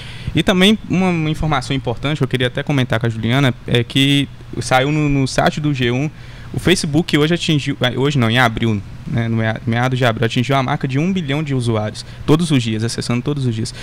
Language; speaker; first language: Portuguese; native; Portuguese